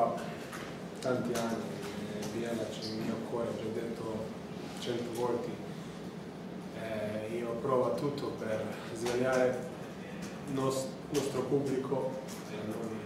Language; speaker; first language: Italian; non-native, learner; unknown